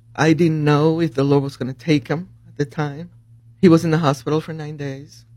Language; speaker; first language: English; early bilingual, other home language; Spanish